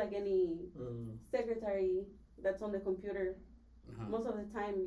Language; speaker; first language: English; non-native, fluent; Spanish